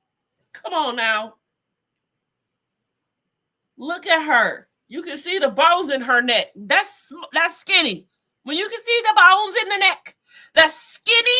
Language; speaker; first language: English; native; English